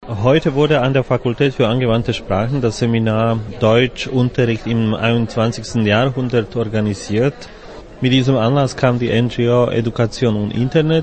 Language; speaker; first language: German; non-native, fluent; Slovak